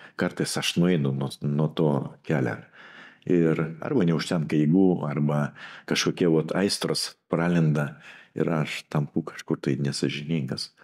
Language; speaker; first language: Lithuanian; non-native, local second language; Russian